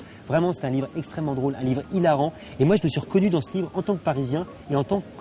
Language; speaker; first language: French; native; French